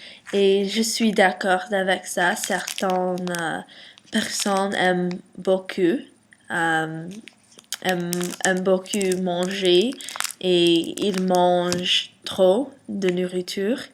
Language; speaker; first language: French; non-native, learner; English